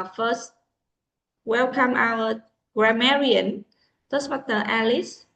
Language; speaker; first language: English; non-native, fluent; Vietnamese